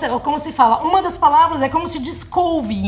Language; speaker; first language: Portuguese; native; Portuguese